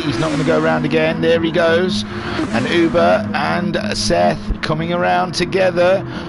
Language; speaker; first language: English; native; English